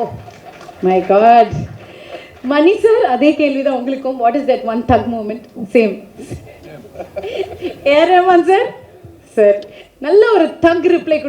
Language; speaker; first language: Tamil; native; Tamil